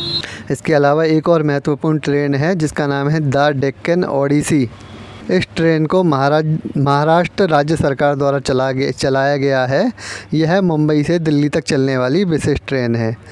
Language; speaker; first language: Hindi; native; Hindi